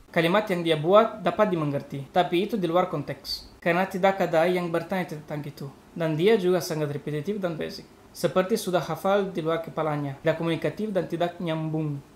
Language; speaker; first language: Indonesian; non-native, learner; Romanian